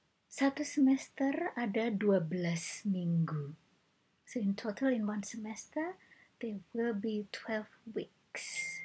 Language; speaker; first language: English; non-native, fluent; Indonesian